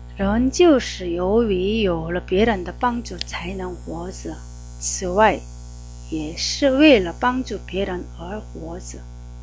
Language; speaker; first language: Chinese; non-native, fluent; Korean